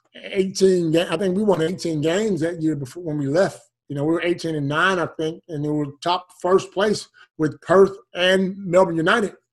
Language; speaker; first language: English; native; English